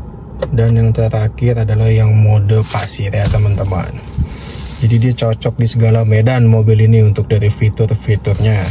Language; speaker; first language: Indonesian; native; Indonesian